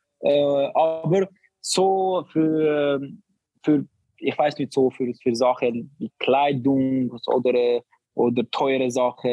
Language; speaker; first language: German; non-native, learner; Albanian